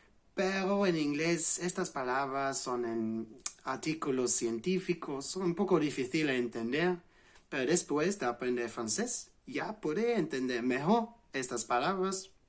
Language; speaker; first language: Spanish; non-native, fluent; English